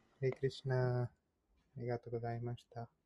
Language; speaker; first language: Japanese; non-native, fluent; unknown